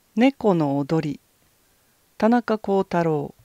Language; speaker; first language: Japanese; native; Japanese